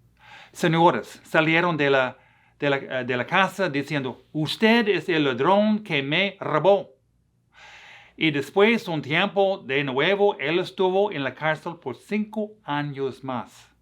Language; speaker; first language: Spanish; non-native, fluent; English